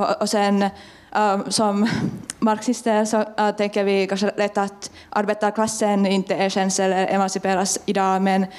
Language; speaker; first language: Swedish; non-native, fluent; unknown